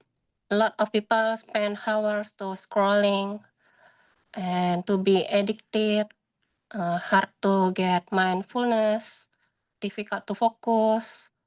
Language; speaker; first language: English; non-native, learner; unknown